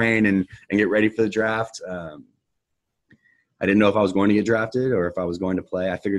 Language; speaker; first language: English; native; English